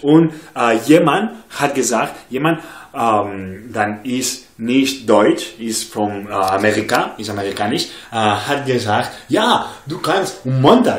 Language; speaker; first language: German; non-native, learner; English